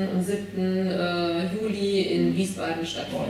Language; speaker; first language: German; native; German